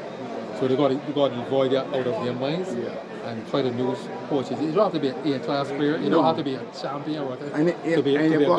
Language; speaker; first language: English; native; English